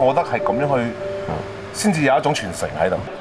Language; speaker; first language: Cantonese; native; Cantonese